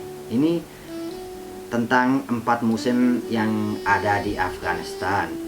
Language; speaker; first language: Indonesian; non-native, fluent; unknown